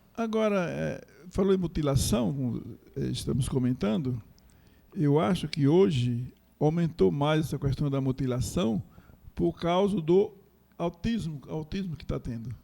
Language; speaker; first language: Portuguese; native; Portuguese